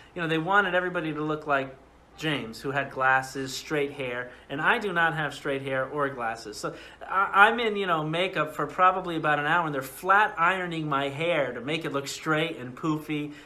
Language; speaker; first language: English; native; English